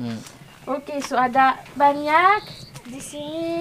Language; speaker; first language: Indonesian; non-native, learner; French